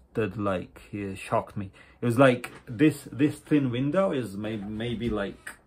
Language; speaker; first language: English; non-native, fluent; Latvian